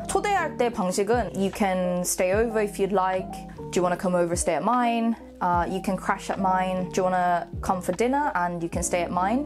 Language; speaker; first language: English; non-native, fluent; Korean